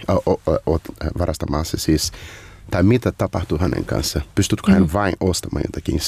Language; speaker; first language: Finnish; non-native, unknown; Portuguese